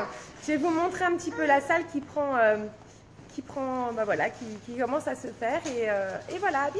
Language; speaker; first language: French; native; French